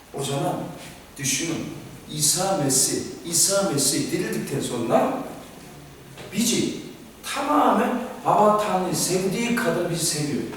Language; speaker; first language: Turkish; non-native, fluent; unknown